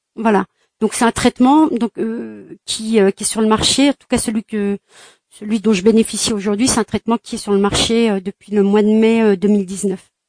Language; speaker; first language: French; early bilingual, other home language; Kabyle